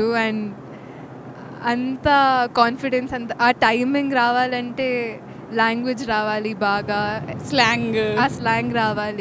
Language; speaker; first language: Telugu; non-native, local second language; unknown